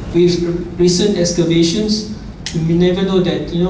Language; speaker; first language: English; non-native, local second language; Malay